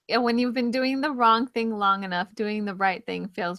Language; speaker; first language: English; native; English